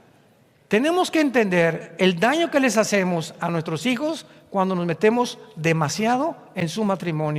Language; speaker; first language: Spanish; native; Spanish